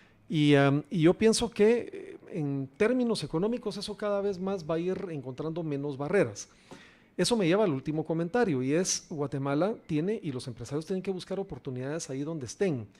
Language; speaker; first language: Spanish; native; Spanish